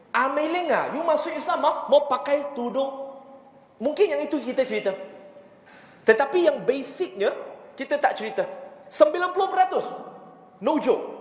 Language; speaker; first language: Malay; non-native, local second language; Chinese